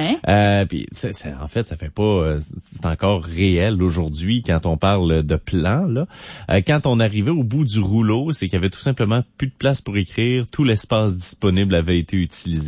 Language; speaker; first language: French; native; French